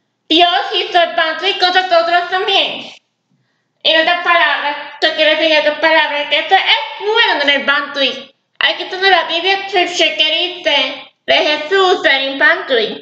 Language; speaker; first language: Spanish; early bilingual, heritage; English